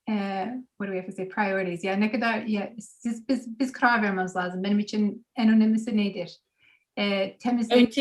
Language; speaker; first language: Turkish; non-native, learner; English